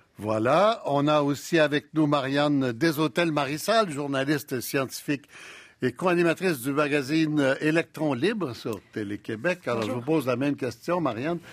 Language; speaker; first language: French; native; French